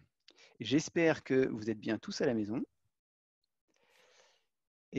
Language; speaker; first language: French; native; French